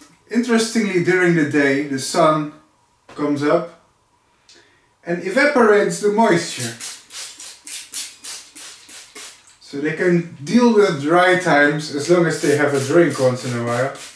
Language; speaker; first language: English; non-native, fluent; Dutch